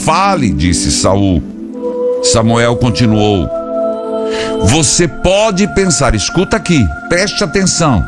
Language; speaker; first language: Portuguese; native; Portuguese